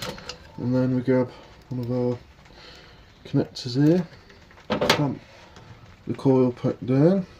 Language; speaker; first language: English; native; English